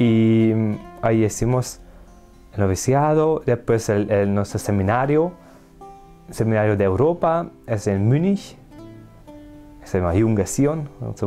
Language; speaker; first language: Spanish; non-native, learner; Hungarian